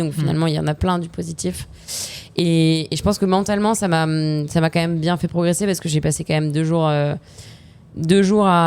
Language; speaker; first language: French; native; French